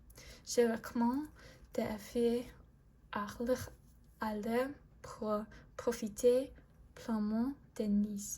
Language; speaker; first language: French; non-native, learner; English